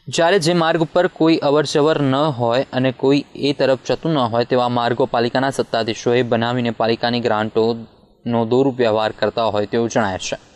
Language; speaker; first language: Gujarati; native; Gujarati